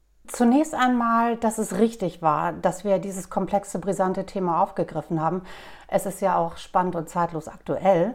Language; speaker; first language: German; native; German